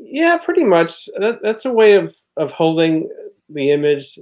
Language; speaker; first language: English; native; English